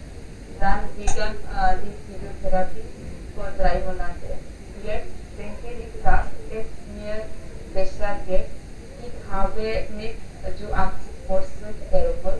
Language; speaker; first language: German; non-native, learner; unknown